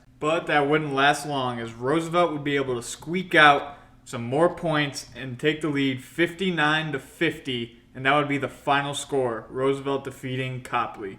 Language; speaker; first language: English; native; English